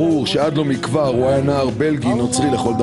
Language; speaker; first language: Hebrew; native; Hebrew